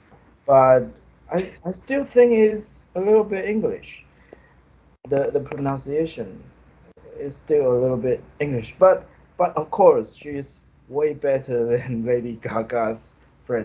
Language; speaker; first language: English; non-native, fluent; Chinese